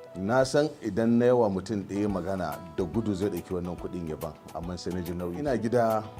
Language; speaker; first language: Hausa; native; Hausa